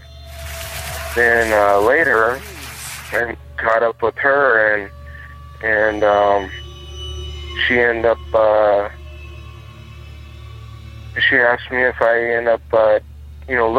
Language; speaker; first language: English; native; English